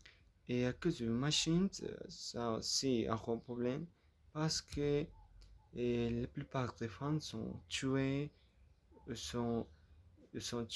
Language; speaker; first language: French; non-native, learner; Spanish